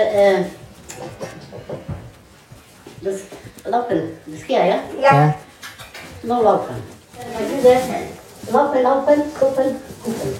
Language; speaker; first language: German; non-native, learner; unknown